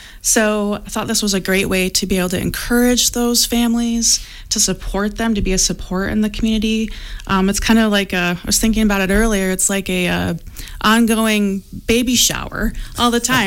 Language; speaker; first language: English; native; English